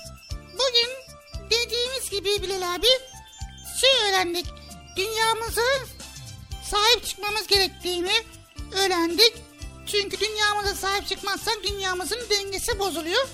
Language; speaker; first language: Turkish; native; Turkish